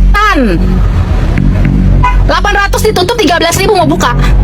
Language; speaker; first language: Indonesian; native; Indonesian